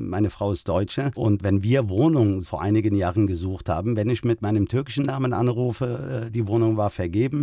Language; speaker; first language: German; early bilingual, other home language; Turkish